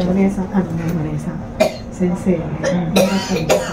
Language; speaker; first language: Japanese; non-native, learner; Filipino